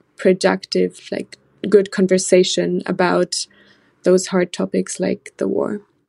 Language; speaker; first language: English; non-native, fluent; German